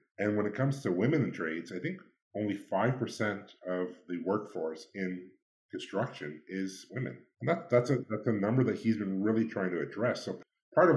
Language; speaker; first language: English; native; English